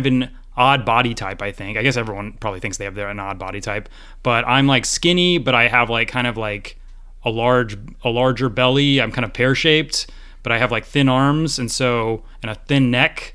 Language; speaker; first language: English; native; English